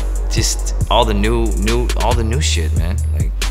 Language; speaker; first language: English; native; English